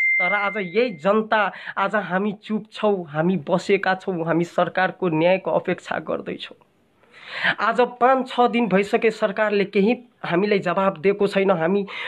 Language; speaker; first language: Nepali; non-native, local second language; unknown